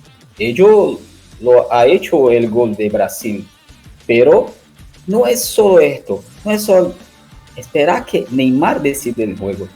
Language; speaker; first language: Spanish; non-native, learner; Portuguese